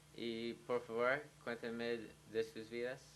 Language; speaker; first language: Spanish; non-native, learner; English